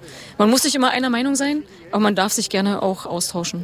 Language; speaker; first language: German; native; German